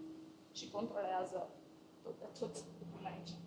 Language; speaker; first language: Romanian; non-native, local second language; Hungarian